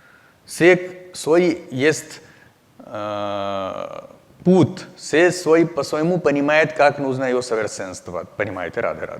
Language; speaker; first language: Russian; non-native, learner; Hindi